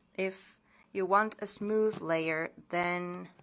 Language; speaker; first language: English; non-native, fluent; Finnish